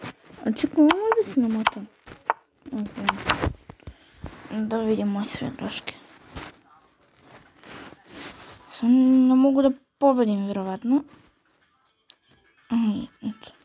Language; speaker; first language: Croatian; early bilingual, heritage; Croatian